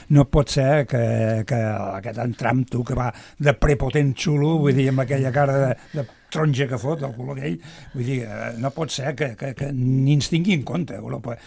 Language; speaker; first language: Catalan; native; Catalan